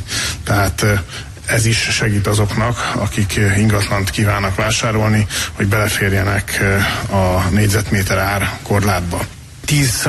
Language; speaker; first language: Hungarian; native; Hungarian